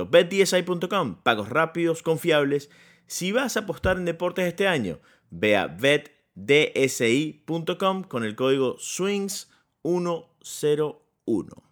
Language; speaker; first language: Spanish; native; Spanish